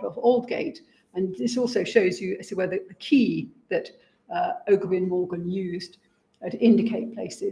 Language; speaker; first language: English; native; English